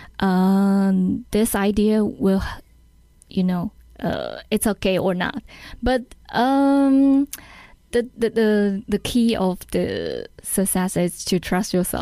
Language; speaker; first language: English; non-native, learner; Chinese